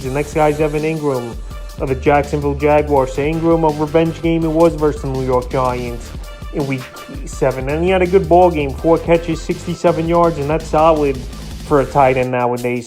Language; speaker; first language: English; native; English